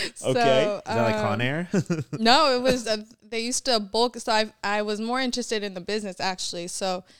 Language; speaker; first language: English; native; English